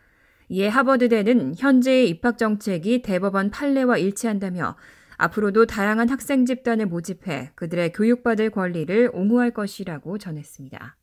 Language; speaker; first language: Korean; native; Korean